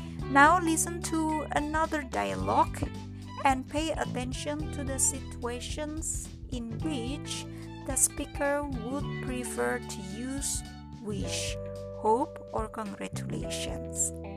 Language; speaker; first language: English; non-native, fluent; Indonesian